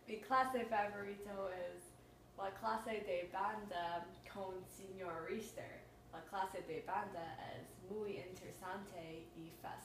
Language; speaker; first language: Spanish; non-native, learner; English